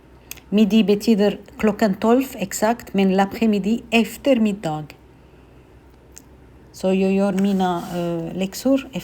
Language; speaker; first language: Swedish; non-native, fluent; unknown